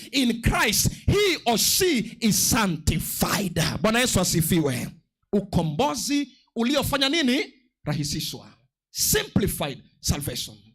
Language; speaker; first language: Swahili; non-native, local second language; Luo (Kenya and Tanzania)